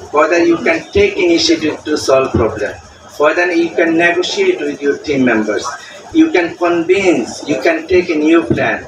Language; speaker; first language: English; non-native, local second language; Bangla